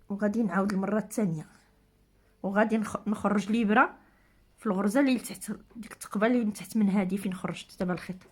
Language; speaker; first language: Arabic; native; Arabic